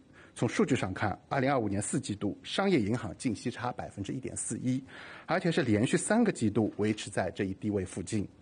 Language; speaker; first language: Chinese; native; Chinese